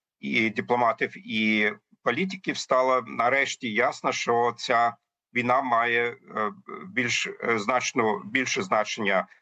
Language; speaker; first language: Ukrainian; non-native, fluent; German